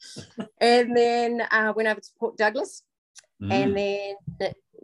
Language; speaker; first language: English; native; English